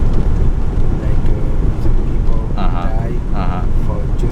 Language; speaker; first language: English; non-native, fluent; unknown